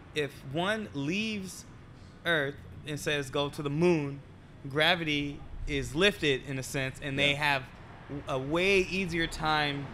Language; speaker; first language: English; native; English